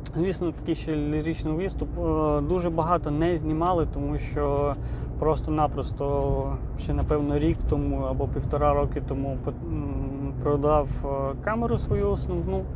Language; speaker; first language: Ukrainian; non-native, local second language; Russian